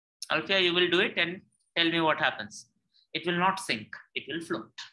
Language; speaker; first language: English; non-native, local second language; Hindi